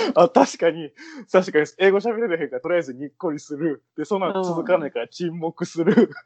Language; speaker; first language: Japanese; native; Japanese